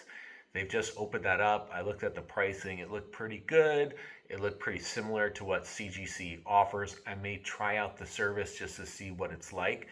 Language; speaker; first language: English; native; English